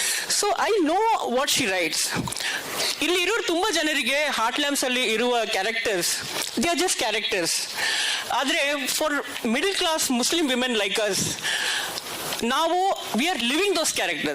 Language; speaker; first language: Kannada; non-native, local second language; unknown